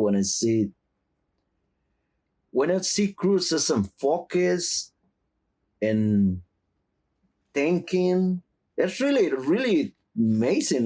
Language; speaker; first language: English; non-native, learner; Spanish